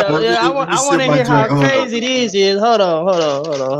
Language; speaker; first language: English; native; English